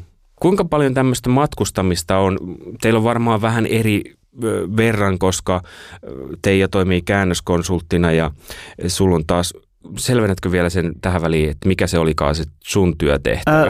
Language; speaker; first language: Finnish; native; Finnish